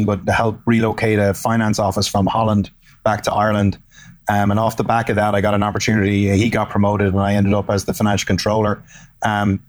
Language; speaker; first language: English; native; English